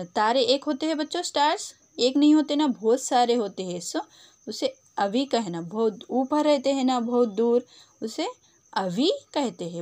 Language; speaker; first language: Hindi; non-native, local second language; Telugu